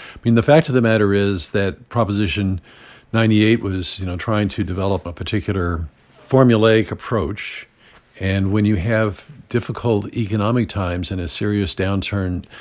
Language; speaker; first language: English; native; English